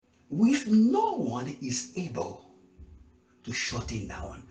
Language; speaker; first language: English; non-native, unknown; Haitian Creole